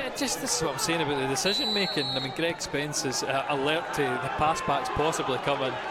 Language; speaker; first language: English; native; English